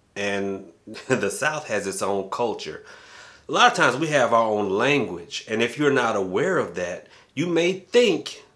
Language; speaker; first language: English; native; English